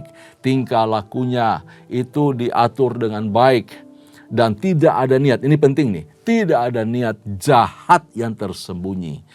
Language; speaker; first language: Indonesian; native; Indonesian